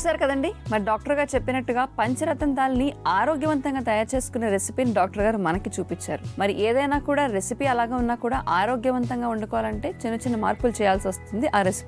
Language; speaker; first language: Telugu; native; Telugu